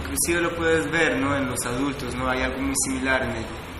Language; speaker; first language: Spanish; native; Spanish